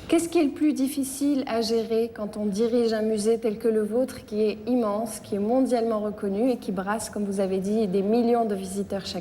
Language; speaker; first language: French; native; French